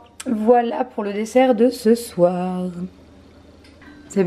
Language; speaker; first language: French; native; French